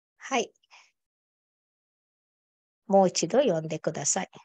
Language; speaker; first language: Japanese; non-native, fluent; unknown